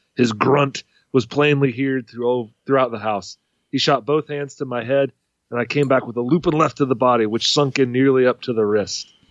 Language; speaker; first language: English; native; English